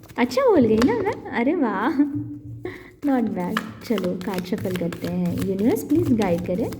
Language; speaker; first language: Hindi; non-native, local second language; Marathi